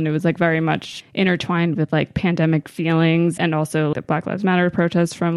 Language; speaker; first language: English; native; English